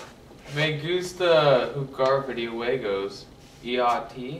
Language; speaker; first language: Spanish; non-native, learner; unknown